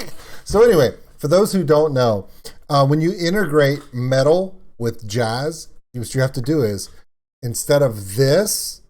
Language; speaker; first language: English; native; English